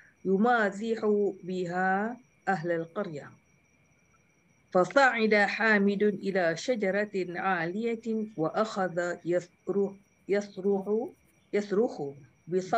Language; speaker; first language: Arabic; non-native, learner; Indonesian